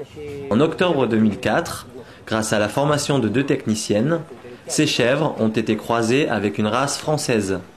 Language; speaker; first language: French; native; French